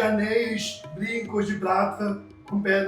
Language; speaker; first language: Portuguese; non-native, learner; Hindi